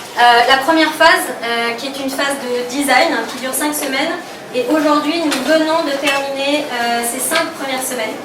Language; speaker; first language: French; native; French